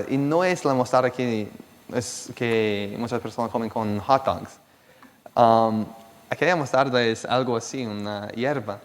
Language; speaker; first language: Spanish; non-native, fluent; Portuguese